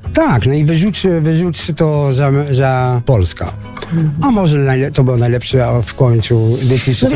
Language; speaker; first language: Polish; non-native, learner; Dutch